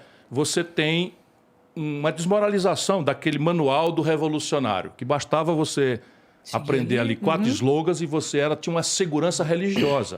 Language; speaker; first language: Portuguese; native; Portuguese